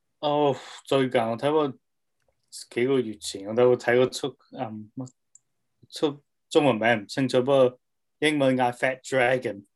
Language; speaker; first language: Cantonese; early bilingual, heritage; Cantonese